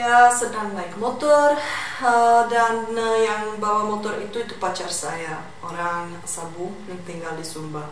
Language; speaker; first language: Indonesian; non-native, fluent; Czech